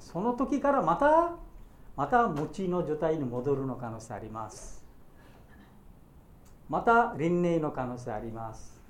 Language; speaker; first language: Japanese; non-native, learner; Bangla